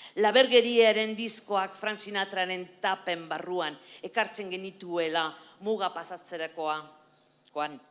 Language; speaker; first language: Basque; non-native, local second language; Spanish